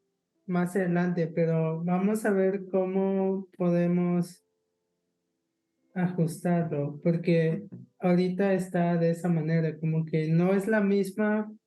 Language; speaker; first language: Spanish; non-native, local second language; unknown